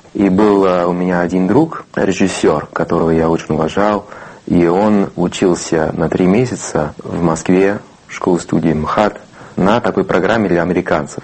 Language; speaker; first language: Russian; non-native, fluent; English